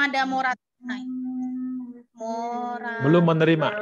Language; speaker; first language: Indonesian; native; Indonesian